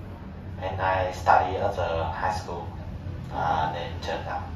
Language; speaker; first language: English; non-native, learner; Vietnamese